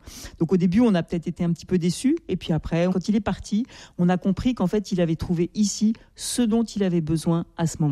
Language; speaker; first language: French; native; French